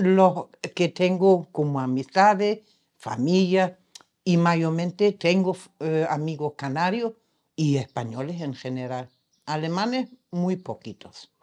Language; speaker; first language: Spanish; non-native, fluent; German